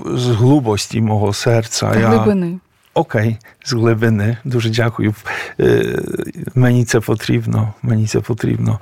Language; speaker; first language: Ukrainian; non-native, fluent; Polish